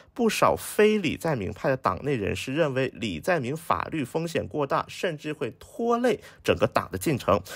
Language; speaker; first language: Chinese; native; Chinese